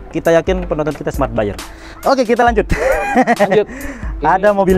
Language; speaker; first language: Indonesian; native; Indonesian